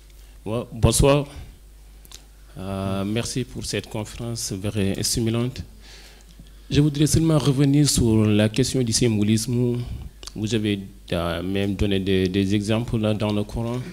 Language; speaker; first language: French; non-native, fluent; Arabic